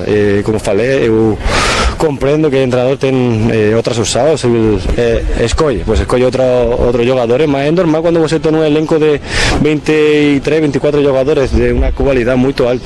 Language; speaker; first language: Portuguese; non-native, fluent; Spanish